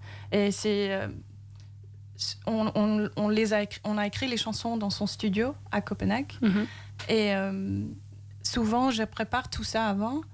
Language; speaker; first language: French; early bilingual, heritage; Danish